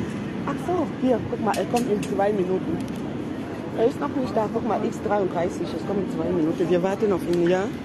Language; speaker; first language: German; non-native, fluent; French